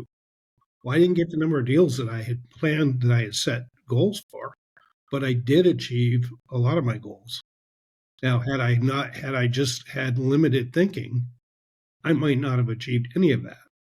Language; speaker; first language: English; native; English